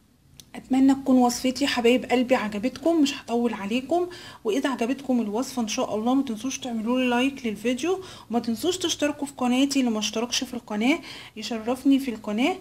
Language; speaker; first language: Arabic; native; Arabic